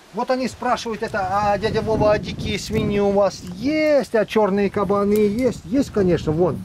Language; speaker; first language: Russian; native; Russian